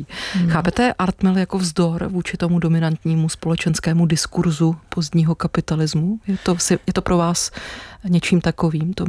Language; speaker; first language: Czech; native; Czech